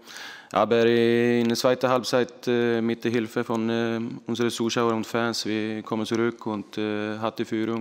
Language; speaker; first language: German; non-native, learner; Icelandic